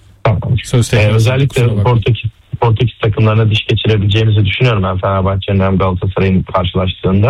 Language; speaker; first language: Turkish; native; Turkish